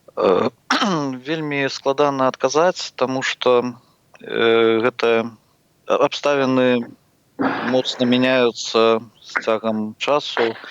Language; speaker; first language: Belarusian; native; Belarusian